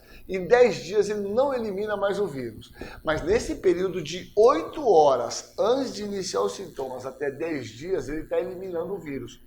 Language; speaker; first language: Portuguese; native; Portuguese